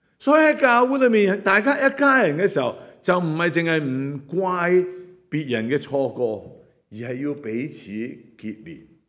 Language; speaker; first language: Chinese; non-native, local second language; Cantonese